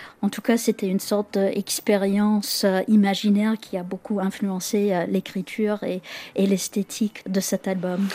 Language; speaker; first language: French; non-native, fluent; English